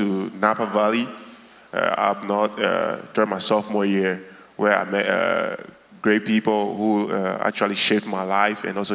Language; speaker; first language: English; non-native, local second language; Ga